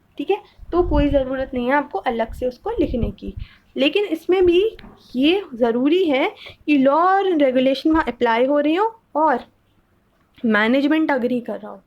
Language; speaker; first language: Hindi; native; Hindi